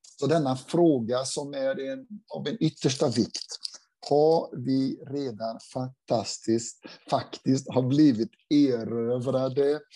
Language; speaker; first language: Swedish; non-native, fluent; Portuguese